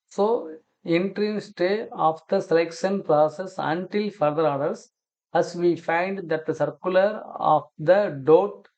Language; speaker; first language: English; non-native, local second language; Tamil